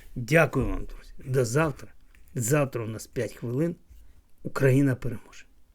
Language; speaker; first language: Ukrainian; non-native, local second language; Russian